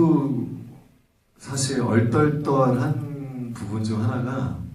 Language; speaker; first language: Korean; native; Korean